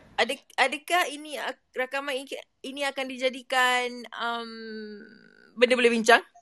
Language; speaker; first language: Malay; native; Malay